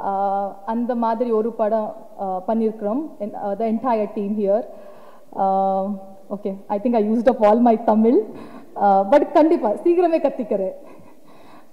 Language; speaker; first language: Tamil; non-native, learner; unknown